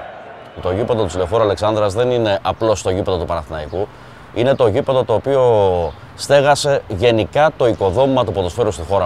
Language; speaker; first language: Greek; native; Greek